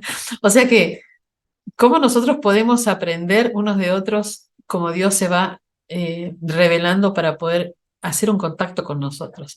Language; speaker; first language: Spanish; native; Spanish